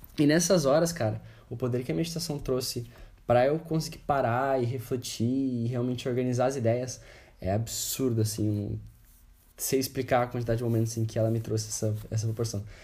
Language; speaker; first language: Portuguese; native; Portuguese